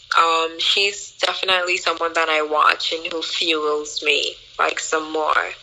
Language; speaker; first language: English; native; English